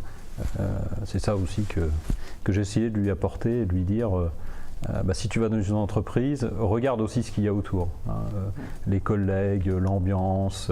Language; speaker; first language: French; native; French